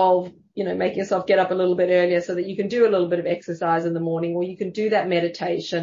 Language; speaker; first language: English; native; English